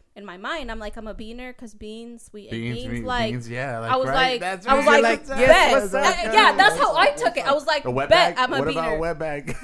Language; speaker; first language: English; early bilingual, other home language; Spanish